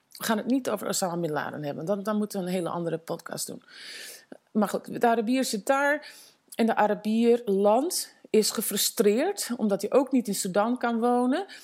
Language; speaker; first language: Dutch; native; Dutch